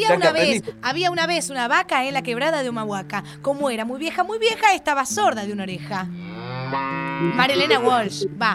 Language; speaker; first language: Spanish; native; Spanish